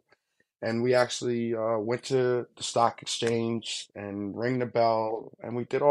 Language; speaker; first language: English; native; English